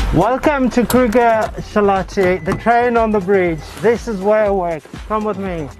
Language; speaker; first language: English; non-native, local second language; Xhosa